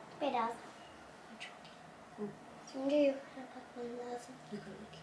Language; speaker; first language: Turkish; early bilingual, heritage; English